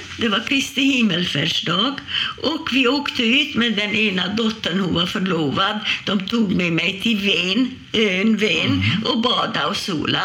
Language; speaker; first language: Swedish; non-native, fluent; Hungarian